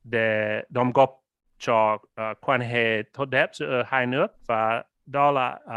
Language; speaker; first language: Vietnamese; non-native, learner; English